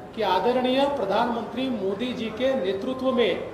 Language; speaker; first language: Hindi; non-native, local second language; Marathi